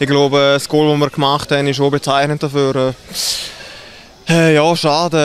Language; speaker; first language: German; native; German